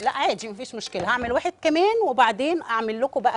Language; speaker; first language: Arabic; native; Arabic